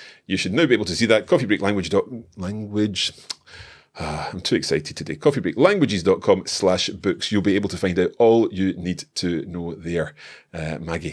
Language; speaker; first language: English; native; English